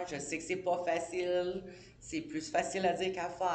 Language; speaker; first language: French; native; French